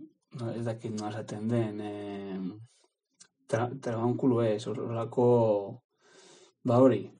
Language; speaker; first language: Basque; non-native, learner; Spanish